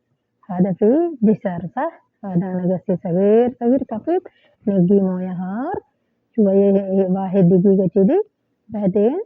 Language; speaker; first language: Arabic; non-native, learner; Sinhala